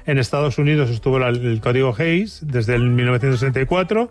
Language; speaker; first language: Spanish; native; Spanish